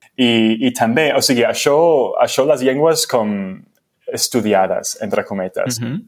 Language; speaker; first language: Catalan; non-native, fluent; English